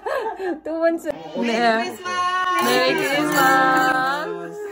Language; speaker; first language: Korean; non-native, learner; Kazakh